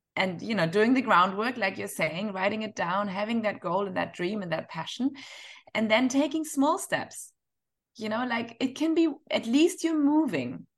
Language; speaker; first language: English; non-native, fluent; German